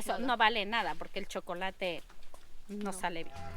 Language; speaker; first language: Spanish; native; Spanish